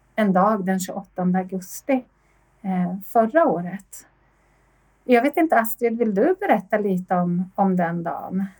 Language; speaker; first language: Swedish; native; Swedish